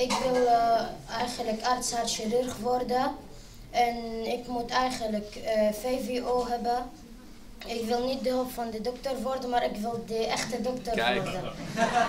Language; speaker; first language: Dutch; non-native, learner; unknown